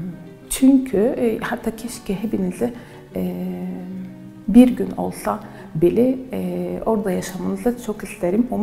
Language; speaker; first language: Turkish; non-native, fluent; Arabic